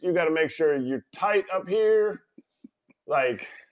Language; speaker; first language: English; native; English